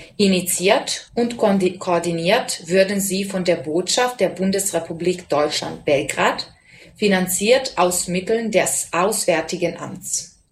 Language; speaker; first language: German; non-native, fluent; Serbian